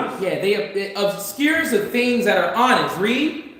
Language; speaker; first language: English; native; English